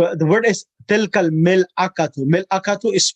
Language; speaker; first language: Arabic; non-native, fluent; English